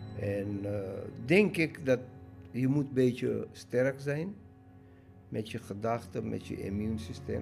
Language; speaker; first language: Dutch; non-native, learner; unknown